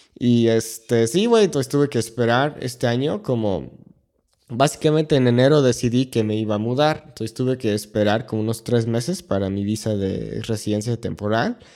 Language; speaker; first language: Spanish; non-native, fluent; English